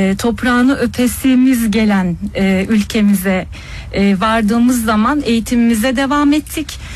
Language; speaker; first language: Turkish; early bilingual, heritage; Turkish